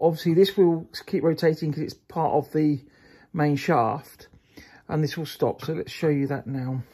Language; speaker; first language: English; native; English